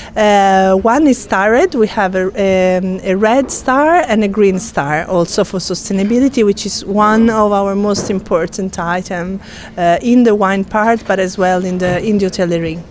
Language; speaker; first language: English; non-native, fluent; Italian